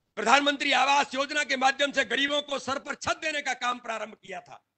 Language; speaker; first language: Hindi; native; Hindi